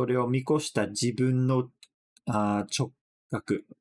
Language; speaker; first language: Japanese; non-native, fluent; English